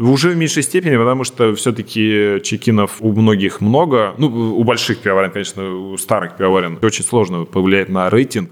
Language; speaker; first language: Russian; native; Russian